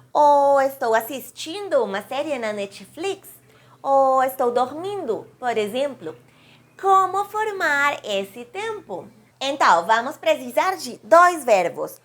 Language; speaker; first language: Portuguese; non-native, fluent; Spanish